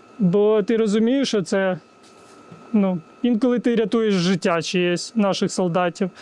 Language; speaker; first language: Ukrainian; native; Ukrainian